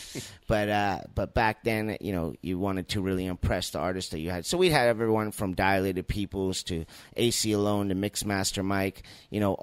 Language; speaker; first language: English; native; English